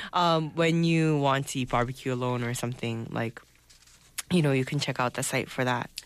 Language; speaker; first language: English; native; English